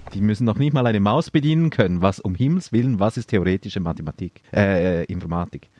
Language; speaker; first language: German; native; German